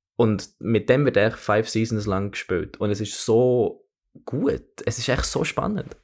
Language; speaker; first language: German; native; German